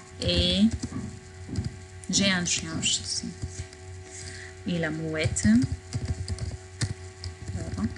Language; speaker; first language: French; non-native, fluent; Arabic